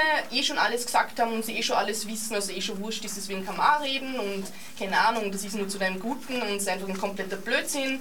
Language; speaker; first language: German; native; German